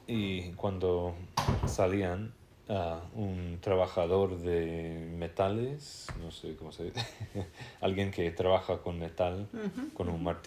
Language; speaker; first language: Spanish; non-native, fluent; English